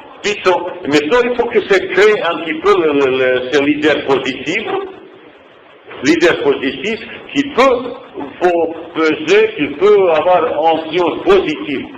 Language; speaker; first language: French; non-native, fluent; Bosnian